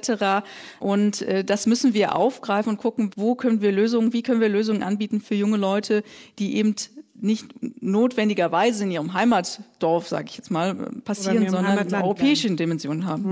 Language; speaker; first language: German; native; German